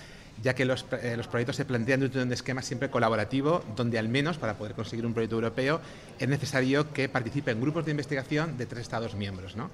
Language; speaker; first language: Spanish; native; Spanish